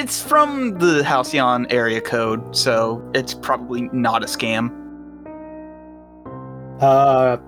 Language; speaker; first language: English; native; English